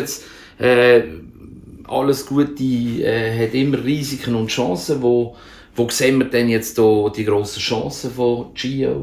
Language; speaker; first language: German; native; German